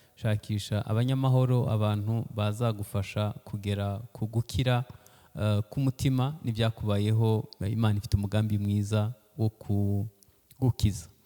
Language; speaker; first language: Kinyarwanda; early bilingual, heritage; Kinyarwanda